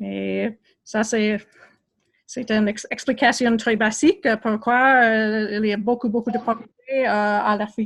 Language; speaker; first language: French; non-native, fluent; English